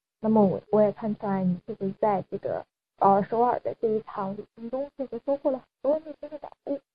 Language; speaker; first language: Chinese; native; Chinese